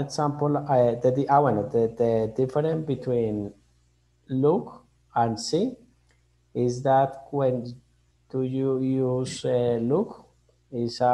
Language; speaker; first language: English; non-native, learner; Spanish